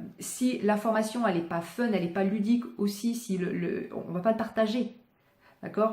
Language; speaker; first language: French; native; French